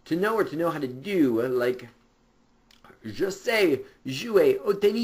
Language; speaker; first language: French; non-native, fluent; English